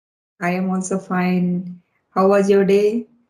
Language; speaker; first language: English; non-native, learner; Hindi